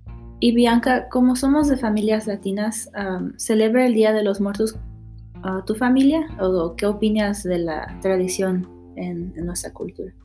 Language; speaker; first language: Spanish; early bilingual, heritage; Spanish